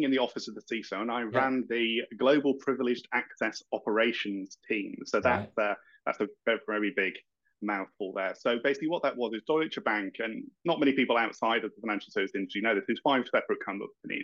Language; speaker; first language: English; native; English